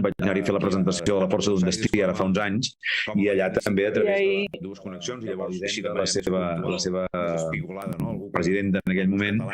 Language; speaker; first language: Catalan; native; Catalan